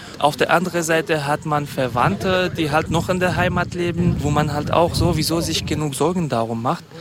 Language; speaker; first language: German; non-native, fluent; Kurdish